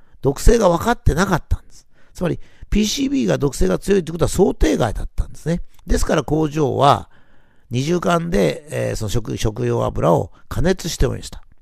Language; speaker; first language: Japanese; native; Japanese